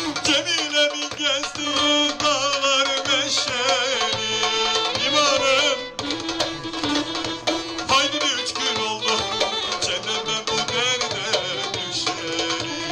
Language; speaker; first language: Turkish; native; Turkish